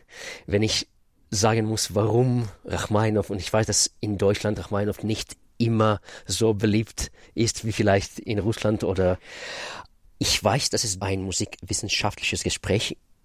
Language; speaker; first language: German; non-native, fluent; Russian